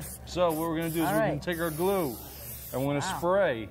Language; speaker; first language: English; native; English